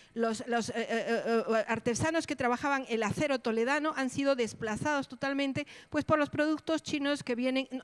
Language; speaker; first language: Spanish; native; Spanish